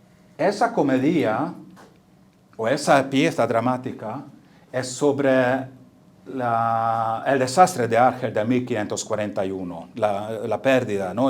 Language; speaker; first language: Spanish; non-native, fluent; Hungarian